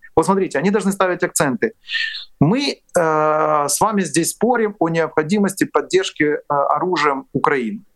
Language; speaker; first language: Russian; non-native, local second language; Ukrainian